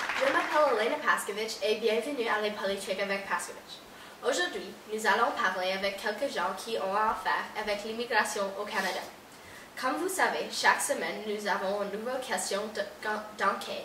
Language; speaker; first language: French; non-native, learner; English